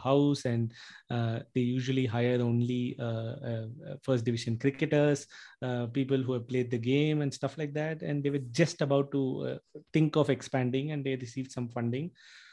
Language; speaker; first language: English; non-native, local second language; Tamil